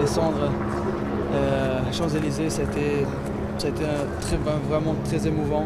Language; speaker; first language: French; non-native, fluent; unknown